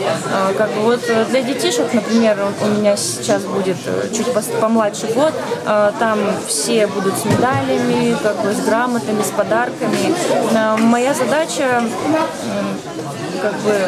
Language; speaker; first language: Russian; native; Russian